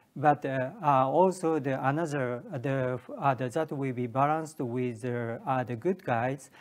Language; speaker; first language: English; non-native, learner; Japanese